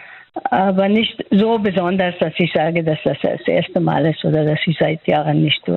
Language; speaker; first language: German; non-native, fluent; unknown